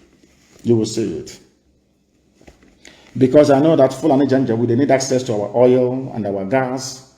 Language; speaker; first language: English; non-native, local second language; Igbo